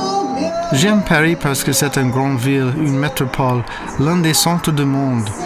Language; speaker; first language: French; non-native, fluent; English